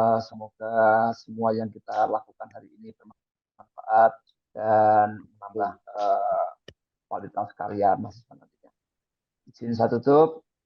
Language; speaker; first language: Indonesian; native; Indonesian